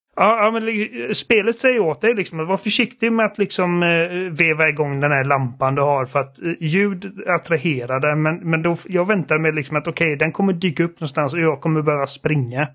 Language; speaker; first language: Swedish; early bilingual, other home language; German